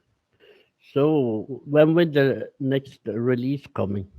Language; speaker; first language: English; non-native, learner; Swedish